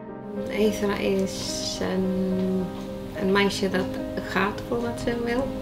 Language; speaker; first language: Dutch; non-native, fluent; Icelandic